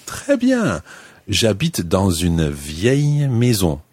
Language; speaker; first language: French; non-native, fluent; English